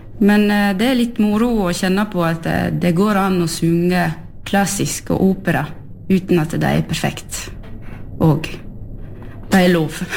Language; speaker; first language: Norwegian; early bilingual, heritage; French